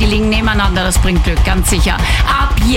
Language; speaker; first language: German; native; German